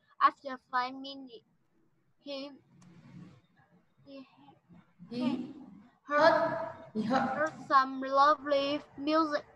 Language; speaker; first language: English; non-native, learner; Vietnamese